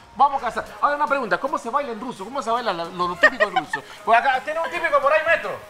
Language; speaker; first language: Spanish; native; Spanish